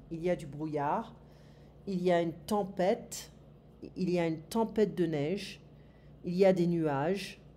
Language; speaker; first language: French; native; French